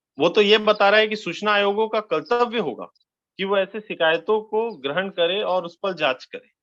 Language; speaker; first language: Hindi; native; Hindi